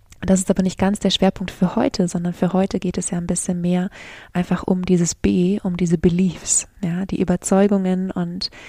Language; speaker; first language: German; native; German